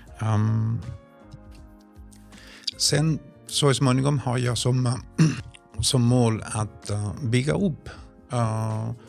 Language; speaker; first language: Swedish; non-native, fluent; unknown